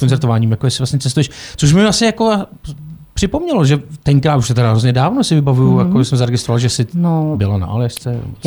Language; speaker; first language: Czech; native; Czech